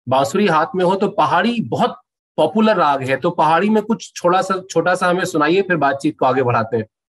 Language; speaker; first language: Hindi; native; Hindi